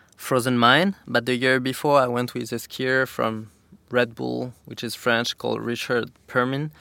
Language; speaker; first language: English; non-native, fluent; French